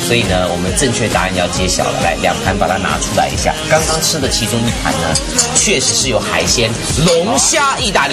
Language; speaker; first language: Chinese; native; Chinese